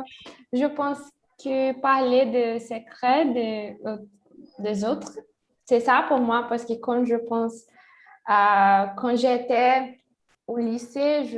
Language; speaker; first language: French; non-native, learner; Portuguese